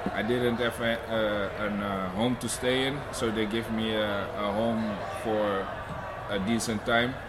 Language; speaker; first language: English; non-native, fluent; Dutch